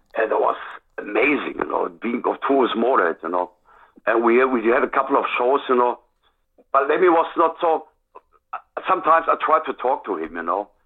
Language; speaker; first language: English; non-native, fluent; German